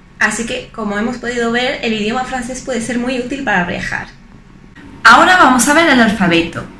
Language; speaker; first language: Spanish; non-native, fluent; French